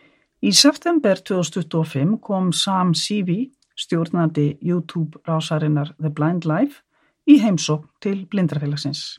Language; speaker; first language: Icelandic; native; Icelandic